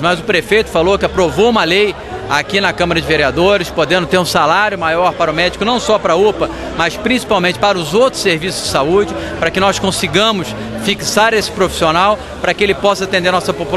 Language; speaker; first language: Portuguese; native; Portuguese